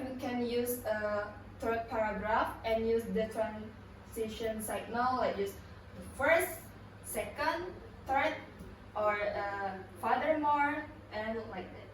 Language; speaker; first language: English; non-native, learner; Indonesian